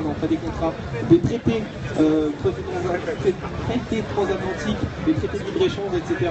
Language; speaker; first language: French; native; French